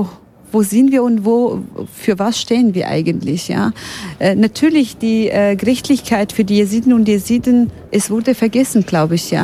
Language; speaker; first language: German; non-native, fluent; Kurdish